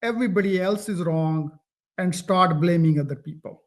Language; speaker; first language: English; non-native, local second language; Punjabi